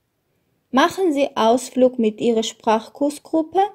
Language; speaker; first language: German; non-native, fluent; Armenian